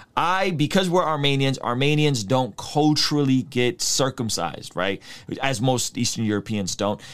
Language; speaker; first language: English; early bilingual, other home language; Russian